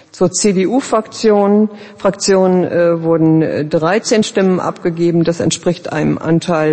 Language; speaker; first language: German; native; German